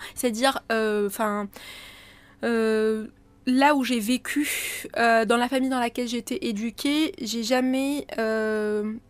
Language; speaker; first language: French; non-native, local second language; Arabic